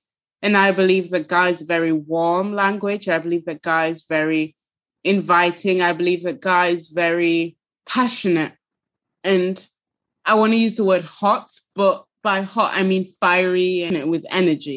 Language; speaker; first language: English; early bilingual, other home language; Ga